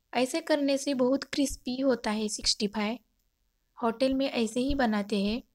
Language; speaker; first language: Hindi; non-native, local second language; Marathi